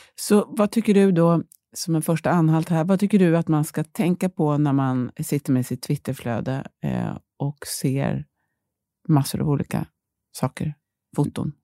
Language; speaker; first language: Swedish; native; Swedish